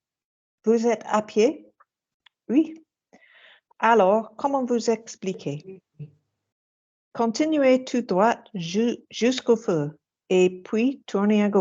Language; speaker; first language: French; non-native, learner; English